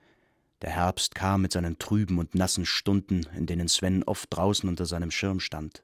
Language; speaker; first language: German; native; German